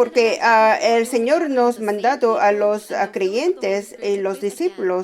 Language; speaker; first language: Spanish; non-native, fluent; Korean